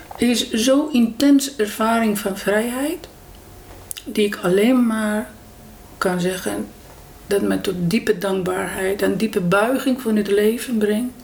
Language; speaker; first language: Dutch; non-native, fluent; Persian